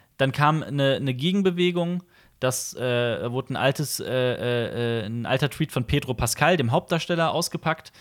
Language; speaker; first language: German; native; German